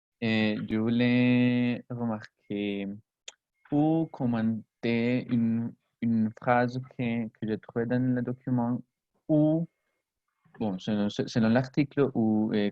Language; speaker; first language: French; non-native, learner; Spanish